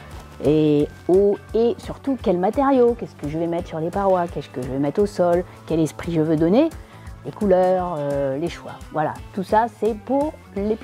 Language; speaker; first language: French; native; French